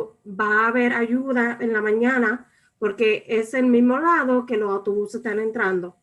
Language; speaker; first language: Spanish; early bilingual, other home language; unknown